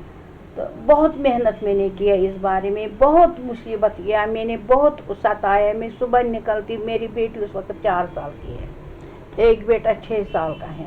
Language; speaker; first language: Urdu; non-native, local second language; Kashmiri